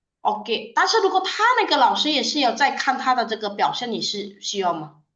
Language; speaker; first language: Chinese; non-native, fluent; Indonesian